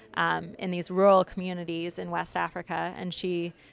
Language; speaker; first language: English; native; English